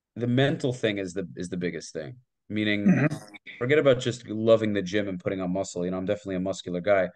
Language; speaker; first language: English; native; English